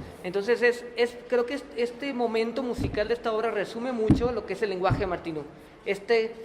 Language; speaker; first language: Spanish; native; Spanish